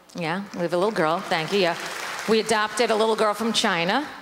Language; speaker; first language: English; native; English